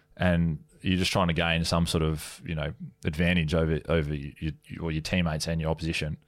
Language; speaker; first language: English; native; English